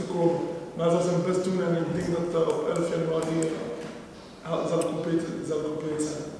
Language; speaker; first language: Dutch; non-native, local second language; French